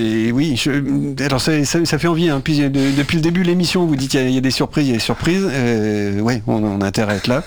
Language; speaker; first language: French; native; French